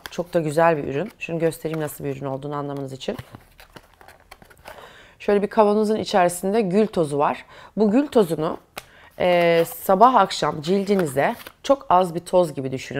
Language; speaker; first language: Turkish; native; Turkish